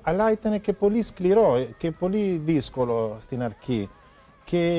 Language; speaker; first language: Greek; non-native, learner; Italian